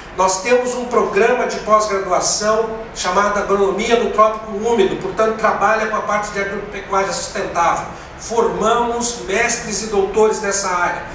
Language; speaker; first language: Portuguese; native; Portuguese